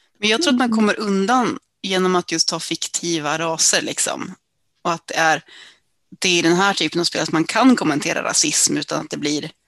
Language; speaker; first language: Swedish; native; Swedish